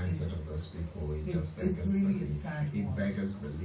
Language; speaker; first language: English; non-native, local second language; Yoruba